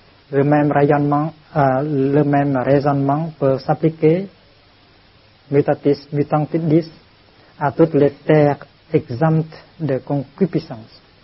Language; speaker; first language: French; non-native, fluent; Vietnamese